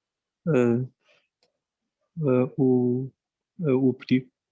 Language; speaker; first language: French; non-native, learner; Chinese